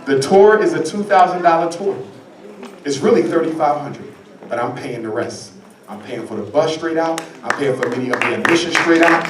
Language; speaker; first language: English; native; English